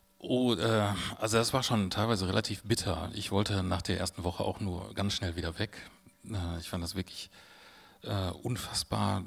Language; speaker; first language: German; native; German